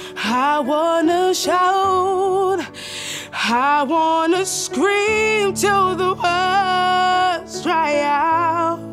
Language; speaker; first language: English; native; English